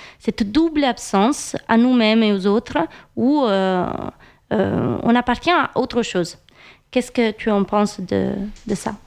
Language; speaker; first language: French; non-native, fluent; Italian